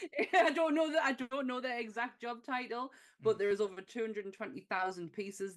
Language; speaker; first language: English; native; English